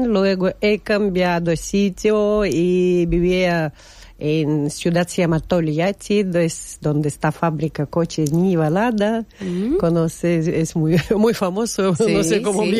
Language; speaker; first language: Spanish; non-native, learner; Russian